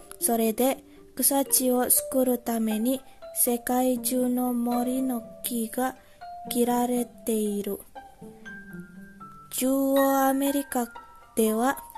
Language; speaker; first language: Japanese; non-native, learner; Indonesian